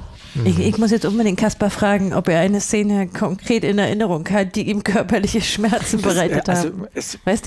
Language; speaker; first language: German; native; German